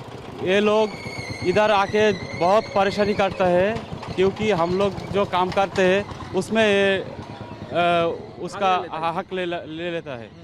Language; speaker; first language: Hindi; non-native, local second language; Bangla